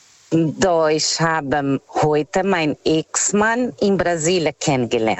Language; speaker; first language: German; non-native, learner; Portuguese